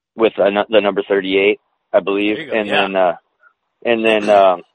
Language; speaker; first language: English; native; English